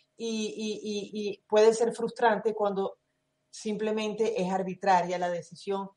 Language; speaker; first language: Spanish; native; Spanish